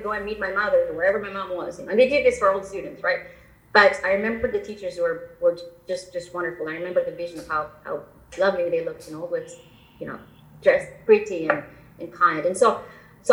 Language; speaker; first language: English; non-native, fluent; Albanian